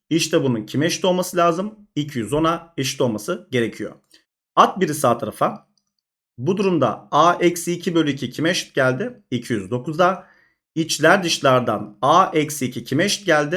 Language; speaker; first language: Turkish; native; Turkish